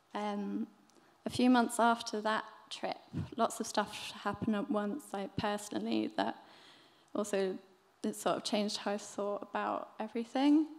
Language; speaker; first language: English; native; English